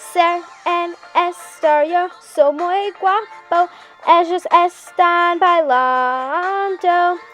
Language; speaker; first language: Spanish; non-native, learner; English